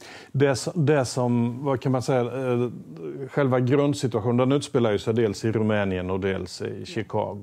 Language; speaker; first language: Swedish; native; Swedish